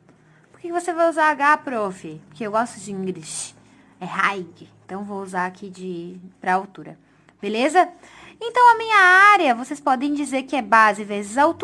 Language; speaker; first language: Portuguese; native; Portuguese